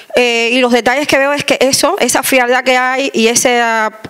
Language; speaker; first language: Spanish; native; Spanish